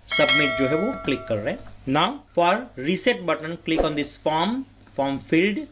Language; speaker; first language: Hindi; non-native, local second language; Gujarati